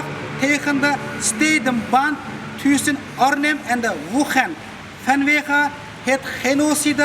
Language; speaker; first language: Dutch; non-native, fluent; Uyghur